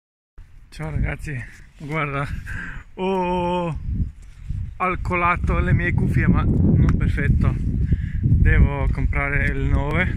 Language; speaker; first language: Italian; non-native, learner; Slovenian